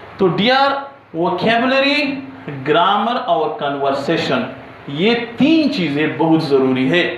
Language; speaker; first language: Urdu; non-native, local second language; Pashto